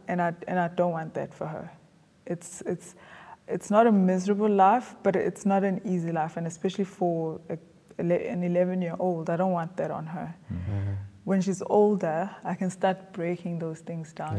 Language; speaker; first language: English; non-native, local second language; Zulu